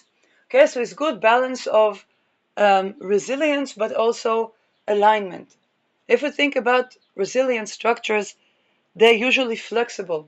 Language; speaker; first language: English; non-native, fluent; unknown